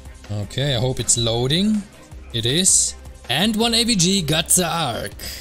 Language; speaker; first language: English; non-native, fluent; German